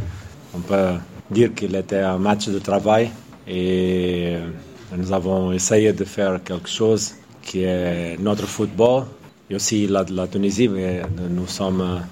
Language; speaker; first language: French; non-native, fluent; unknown